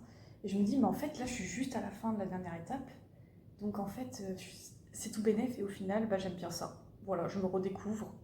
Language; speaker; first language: French; native; French